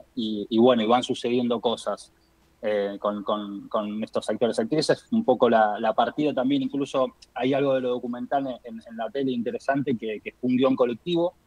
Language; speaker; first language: Spanish; native; Spanish